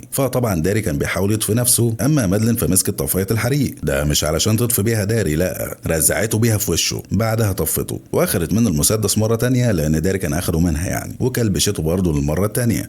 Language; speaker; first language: Arabic; native; Arabic